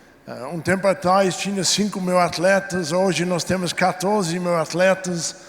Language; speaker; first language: Portuguese; non-native, fluent; English